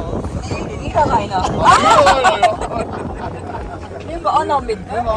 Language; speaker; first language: German; native; German